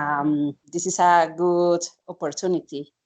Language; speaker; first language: English; non-native, learner; Spanish